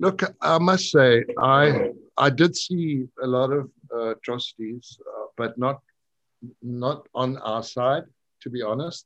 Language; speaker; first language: English; native; English